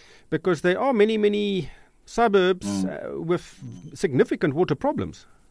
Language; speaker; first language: English; non-native, local second language; Afrikaans